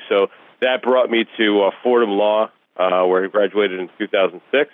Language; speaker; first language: English; early bilingual, other home language; Russian